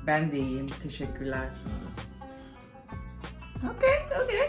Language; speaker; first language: Turkish; early bilingual, heritage; Turkish